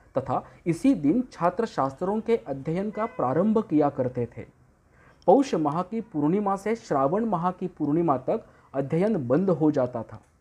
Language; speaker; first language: Hindi; non-native, local second language; Marathi